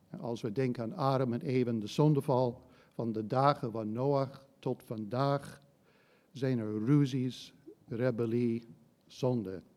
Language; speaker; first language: Dutch; non-native, fluent; English